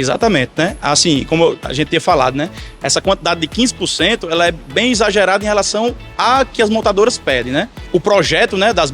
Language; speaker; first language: Portuguese; native; Portuguese